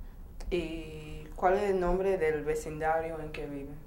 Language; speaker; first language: Spanish; non-native, fluent; English